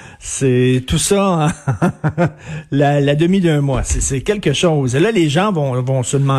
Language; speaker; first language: French; native; French